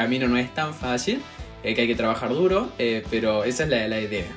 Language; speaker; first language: Spanish; native; Spanish